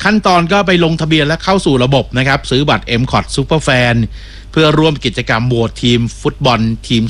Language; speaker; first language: Thai; native; Thai